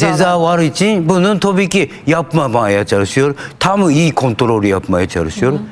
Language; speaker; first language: Turkish; non-native, learner; Japanese